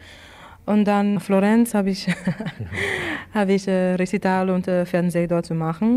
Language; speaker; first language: German; non-native, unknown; English